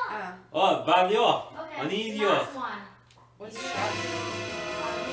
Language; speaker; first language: Russian; non-native, learner; English